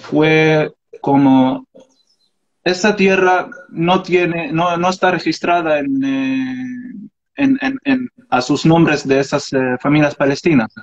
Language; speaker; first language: Spanish; non-native, learner; Arabic